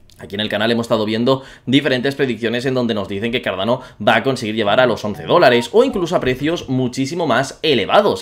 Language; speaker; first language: Spanish; native; Spanish